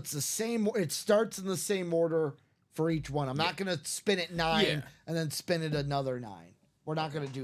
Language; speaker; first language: English; native; English